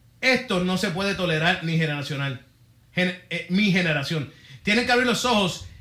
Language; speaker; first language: Spanish; early bilingual, heritage; Spanish